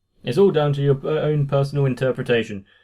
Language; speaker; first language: English; native; English